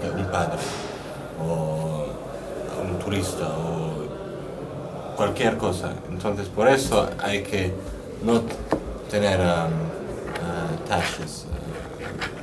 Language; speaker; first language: Spanish; non-native, fluent; French